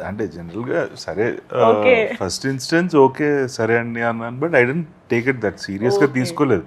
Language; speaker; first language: Telugu; native; Telugu